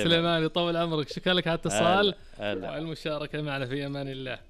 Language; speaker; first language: Arabic; native; Arabic